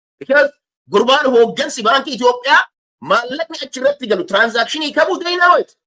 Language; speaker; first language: Oromo; native; Oromo